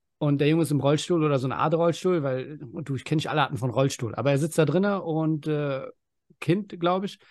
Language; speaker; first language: German; early bilingual, other home language; Persian